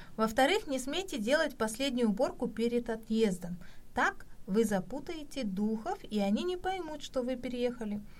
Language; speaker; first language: Russian; non-native, local second language; Kazakh